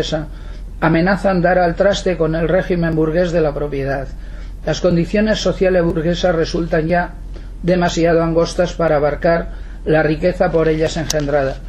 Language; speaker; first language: Spanish; non-native, local second language; Basque